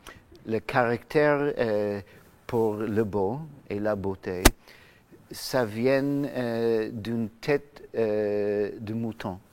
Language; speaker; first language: French; non-native, fluent; English